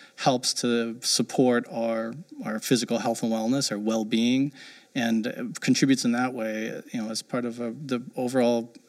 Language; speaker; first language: English; early bilingual, heritage; German